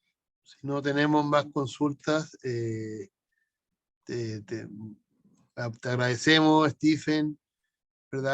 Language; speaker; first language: Spanish; native; Spanish